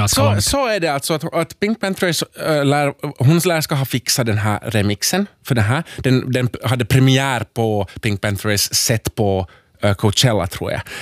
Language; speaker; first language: Swedish; native; Swedish